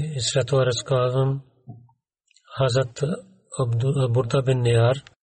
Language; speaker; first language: Bulgarian; non-native, learner; Urdu